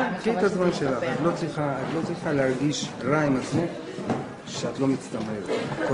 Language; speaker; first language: Hebrew; native; Hebrew